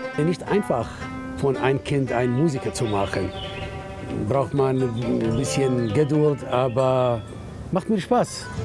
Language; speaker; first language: German; non-native, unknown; Arabic